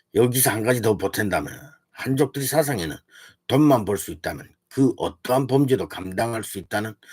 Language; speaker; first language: Korean; early bilingual, heritage; Korean